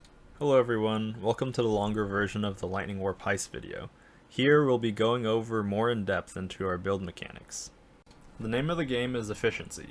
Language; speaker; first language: English; native; English